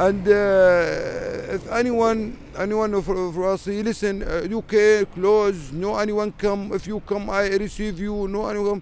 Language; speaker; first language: English; non-native, learner; Arabic